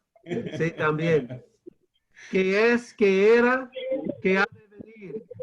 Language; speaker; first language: Spanish; non-native, fluent; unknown